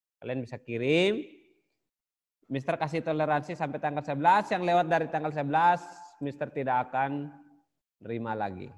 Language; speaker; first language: Indonesian; native; Indonesian